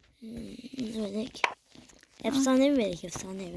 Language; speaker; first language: Turkish; native; Turkish